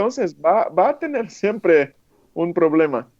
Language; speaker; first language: Spanish; non-native, fluent; Portuguese